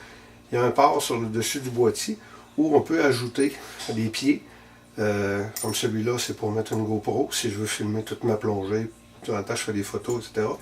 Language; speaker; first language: French; native; French